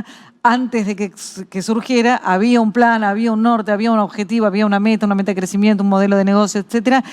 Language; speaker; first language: Spanish; native; Spanish